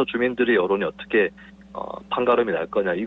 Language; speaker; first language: Korean; native; Korean